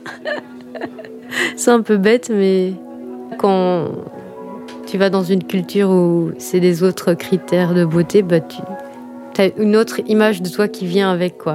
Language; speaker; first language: French; native; French